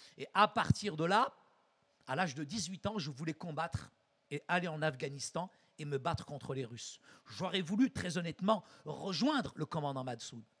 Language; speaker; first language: French; early bilingual, other home language; Arabic